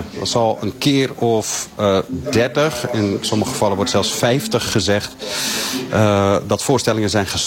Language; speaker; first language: Dutch; non-native, fluent; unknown